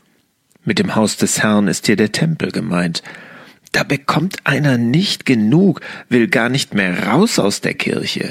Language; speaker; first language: German; native; German